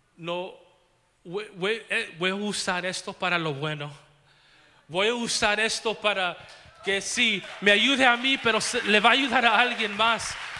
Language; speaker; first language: Spanish; early bilingual, heritage; Spanish